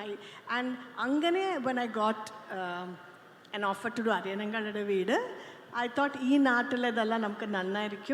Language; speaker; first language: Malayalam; non-native, local second language; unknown